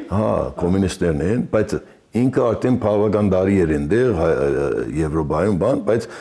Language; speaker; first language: Armenian; early bilingual, heritage; Armenian